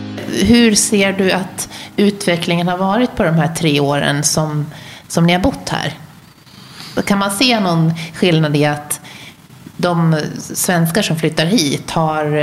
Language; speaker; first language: Swedish; native; Swedish